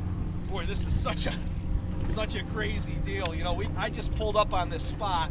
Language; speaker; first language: English; native; English